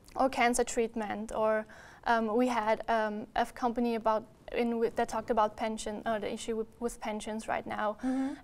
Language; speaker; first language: English; non-native, fluent; German